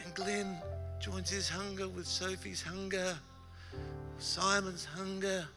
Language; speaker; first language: English; native; English